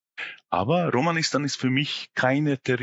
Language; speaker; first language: German; non-native, fluent; Hungarian